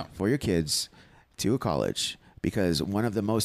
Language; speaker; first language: English; native; English